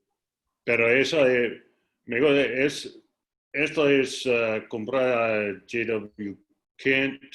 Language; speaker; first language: Spanish; non-native, learner; English